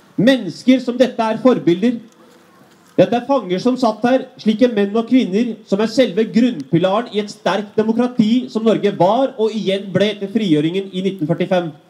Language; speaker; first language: Norwegian; early bilingual, other home language; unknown